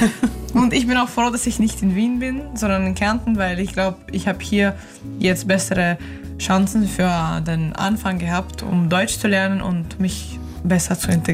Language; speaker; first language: German; non-native, fluent; Ukrainian